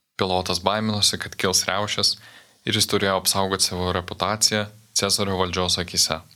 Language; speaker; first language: Lithuanian; native; Lithuanian